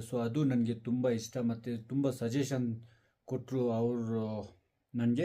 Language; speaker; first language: Kannada; non-native, fluent; Ladakhi